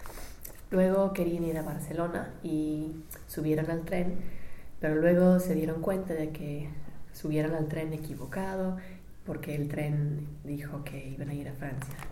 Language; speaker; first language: Spanish; non-native, fluent; English